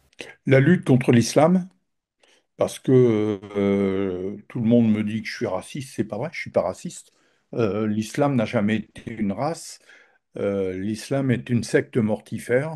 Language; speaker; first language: French; native; French